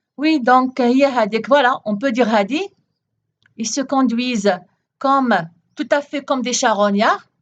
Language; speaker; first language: French; non-native, local second language; Arabic